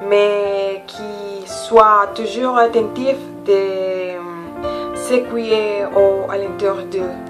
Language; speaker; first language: French; non-native, learner; Spanish